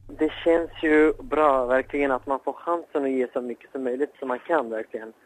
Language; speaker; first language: Swedish; non-native, fluent; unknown